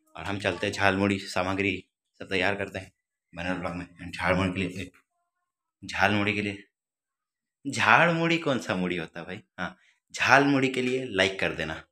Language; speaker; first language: Hindi; native; Hindi